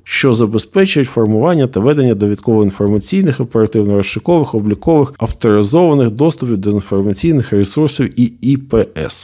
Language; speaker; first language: Russian; native; Russian